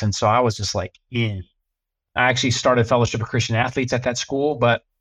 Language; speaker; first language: English; native; English